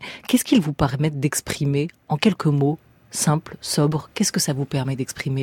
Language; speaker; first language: French; native; French